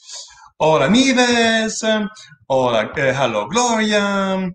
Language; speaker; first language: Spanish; non-native, learner; Italian